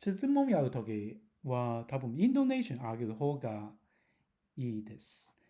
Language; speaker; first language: Japanese; non-native, learner; Cantonese